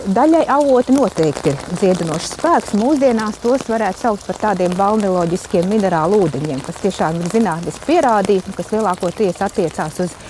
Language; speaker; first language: Latvian; native; Latvian